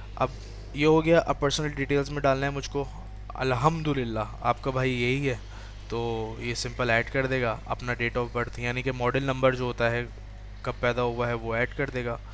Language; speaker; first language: Urdu; native; Urdu